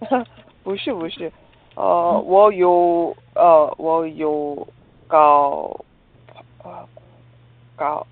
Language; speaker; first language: Chinese; non-native, learner; Korean